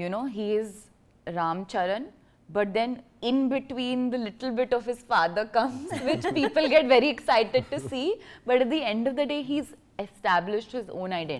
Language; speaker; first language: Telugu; non-native, learner; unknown